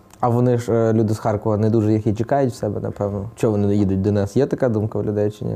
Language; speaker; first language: Ukrainian; native; Ukrainian